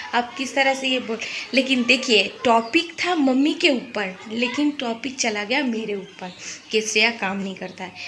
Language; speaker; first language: Hindi; non-native, local second language; Bangla